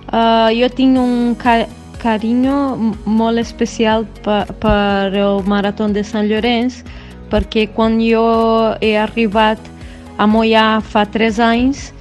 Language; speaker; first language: Catalan; non-native, fluent; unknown